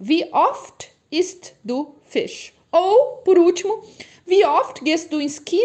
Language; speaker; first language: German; non-native, fluent; Portuguese